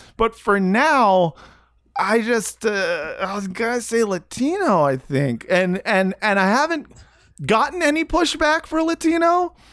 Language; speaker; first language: English; native; English